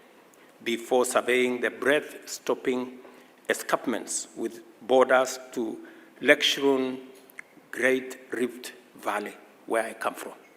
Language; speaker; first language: English; non-native, local second language; Swahili